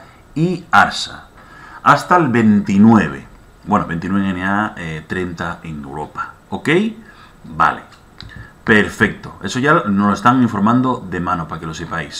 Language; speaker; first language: Spanish; native; Spanish